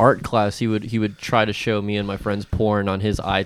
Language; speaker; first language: English; early bilingual, other home language; Spanish